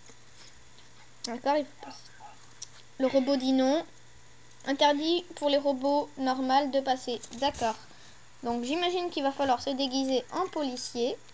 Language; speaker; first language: French; native; French